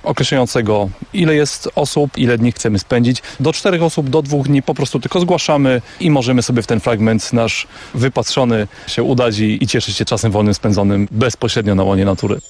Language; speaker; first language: Polish; native; Polish